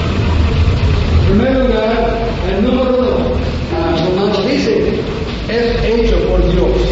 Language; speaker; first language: Spanish; non-native, fluent; English